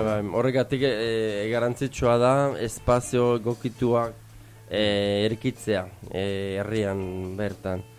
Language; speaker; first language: Basque; non-native, fluent; Italian